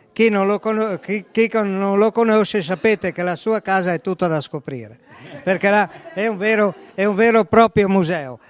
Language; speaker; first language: Italian; native; Italian